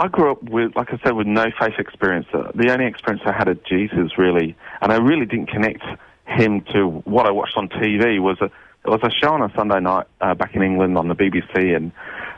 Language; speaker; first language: English; native; English